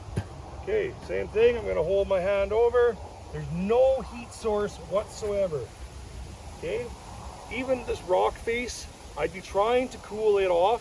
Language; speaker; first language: English; native; English